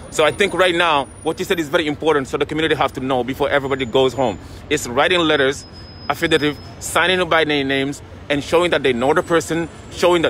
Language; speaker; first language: English; non-native, fluent; Wolof